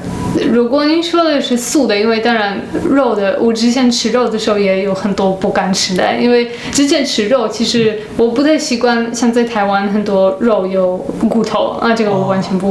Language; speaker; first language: Chinese; non-native, fluent; Polish